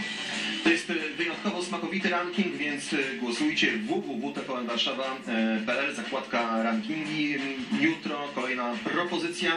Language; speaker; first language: Polish; native; Polish